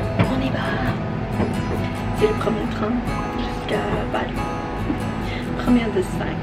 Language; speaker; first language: French; non-native, learner; English